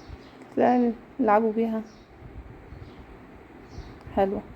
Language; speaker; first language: Arabic; native; Arabic